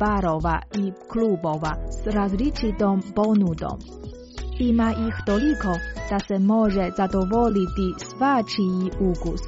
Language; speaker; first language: Croatian; native; Croatian